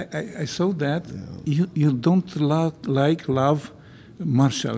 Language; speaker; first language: English; non-native, learner; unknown